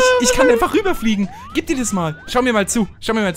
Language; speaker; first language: German; native; German